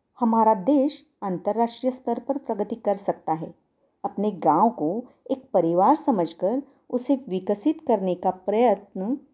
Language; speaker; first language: Hindi; non-native, local second language; Marathi